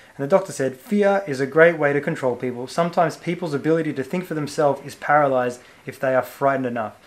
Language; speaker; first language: English; native; English